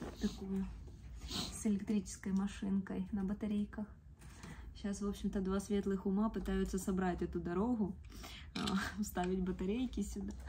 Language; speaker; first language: Russian; native; Russian